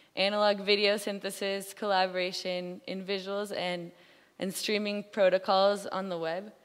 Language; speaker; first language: English; native; English